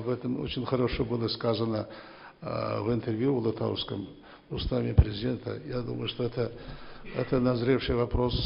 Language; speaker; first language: Russian; non-native, local second language; Kazakh